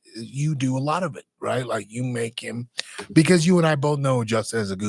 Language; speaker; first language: English; native; English